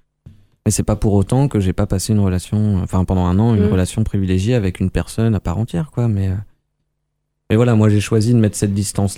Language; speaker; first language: French; native; French